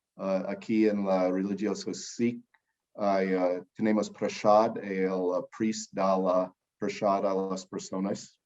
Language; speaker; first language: Spanish; non-native, learner; English